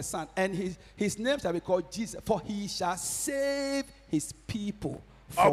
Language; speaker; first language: English; non-native, local second language; Akan